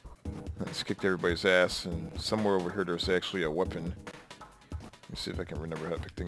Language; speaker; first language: English; native; English